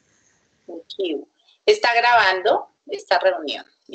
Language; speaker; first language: Spanish; native; Spanish